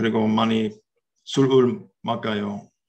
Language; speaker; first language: Korean; non-native, learner; English